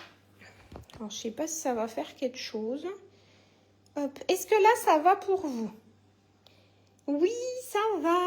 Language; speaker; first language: French; native; French